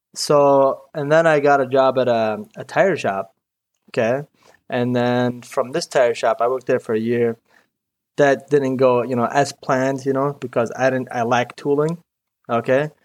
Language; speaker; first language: English; early bilingual, other home language; Arabic